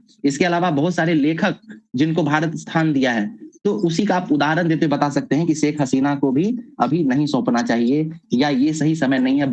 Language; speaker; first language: Hindi; native; Hindi